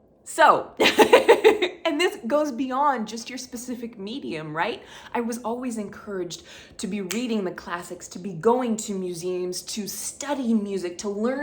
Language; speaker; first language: English; native; English